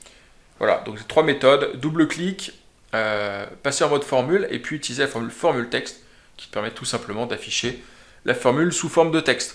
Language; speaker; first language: French; native; French